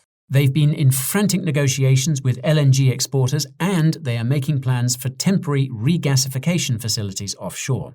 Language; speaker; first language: English; native; English